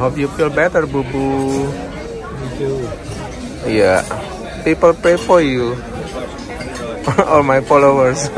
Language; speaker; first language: English; non-native, learner; Indonesian